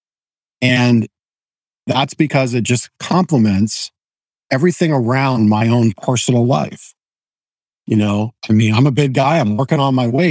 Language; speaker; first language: English; native; English